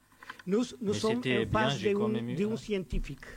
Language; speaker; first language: French; non-native, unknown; Spanish